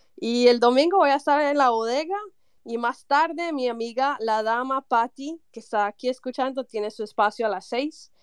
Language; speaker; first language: Spanish; native; Spanish